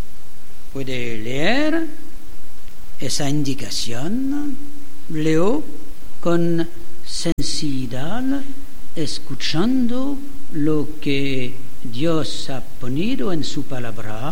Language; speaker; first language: Spanish; non-native, learner; German